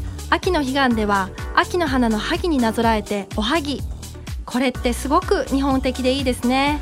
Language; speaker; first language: Japanese; native; Japanese